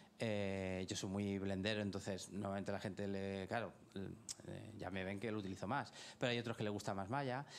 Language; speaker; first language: Spanish; native; Spanish